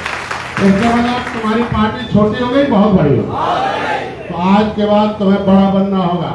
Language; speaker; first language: Hindi; native; Hindi